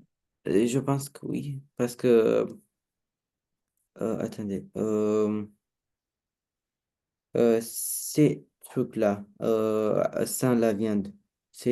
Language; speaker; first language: French; non-native, learner; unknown